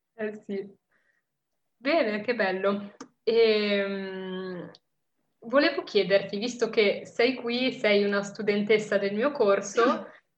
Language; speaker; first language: Italian; native; Italian